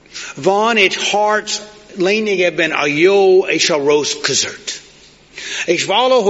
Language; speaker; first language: Hungarian; non-native, learner; English